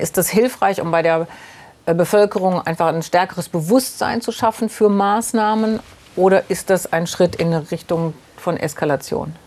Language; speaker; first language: German; native; German